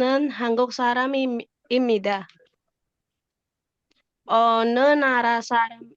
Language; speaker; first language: Korean; non-native, learner; Indonesian